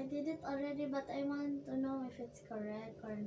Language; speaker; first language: English; non-native, local second language; Cebuano